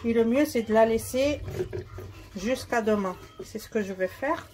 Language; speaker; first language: French; non-native, local second language; Arabic